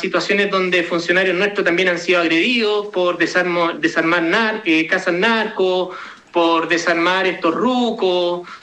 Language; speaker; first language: Spanish; native; Spanish